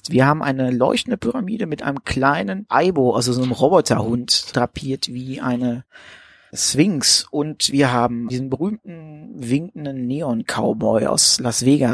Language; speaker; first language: German; native; German